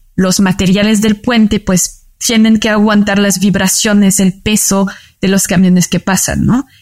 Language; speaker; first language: Spanish; non-native, fluent; French